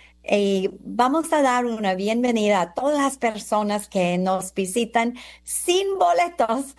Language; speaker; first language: Spanish; non-native, fluent; English